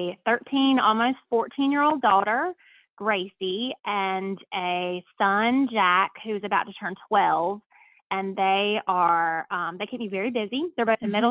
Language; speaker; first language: English; native; English